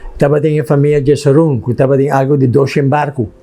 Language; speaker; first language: Portuguese; non-native, learner; Papiamento